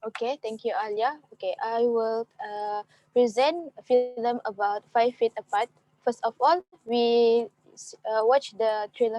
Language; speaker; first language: English; non-native, learner; Malay